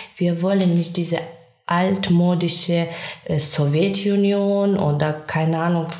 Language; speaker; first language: German; non-native, fluent; Ukrainian